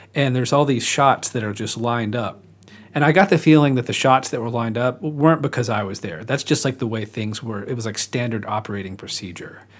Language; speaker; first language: English; native; English